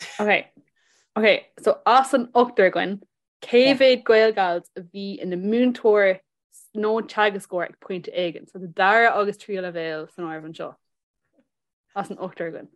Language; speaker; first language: Irish; non-native, local second language; English